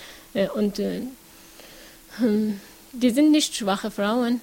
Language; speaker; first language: German; non-native, learner; Persian